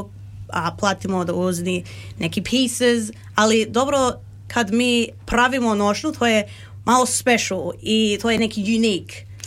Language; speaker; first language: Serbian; early bilingual, heritage; Serbian